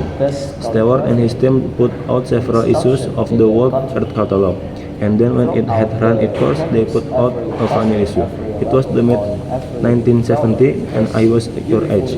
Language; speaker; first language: English; non-native, learner; Indonesian